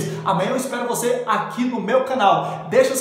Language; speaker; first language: Portuguese; native; Portuguese